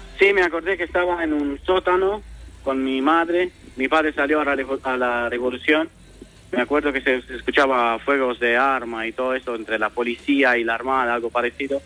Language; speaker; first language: Spanish; non-native, fluent; Romanian